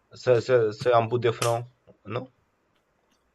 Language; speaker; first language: French; non-native, learner; Telugu